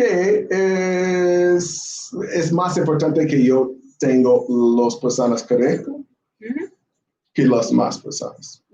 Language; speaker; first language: Spanish; non-native, learner; English